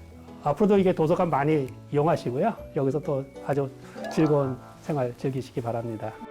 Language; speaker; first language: Korean; native; Korean